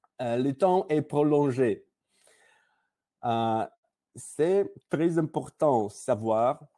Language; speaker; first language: French; non-native, learner; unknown